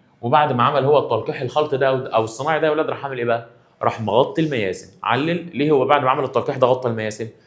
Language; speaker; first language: Egyptian Arabic; native; Egyptian Arabic